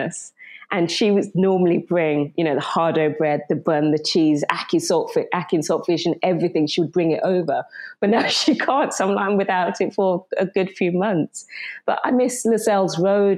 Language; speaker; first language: English; native; English